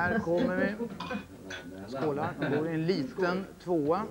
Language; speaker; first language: Swedish; native; Swedish